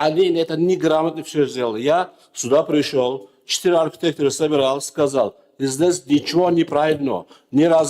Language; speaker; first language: Russian; non-native, learner; Turkish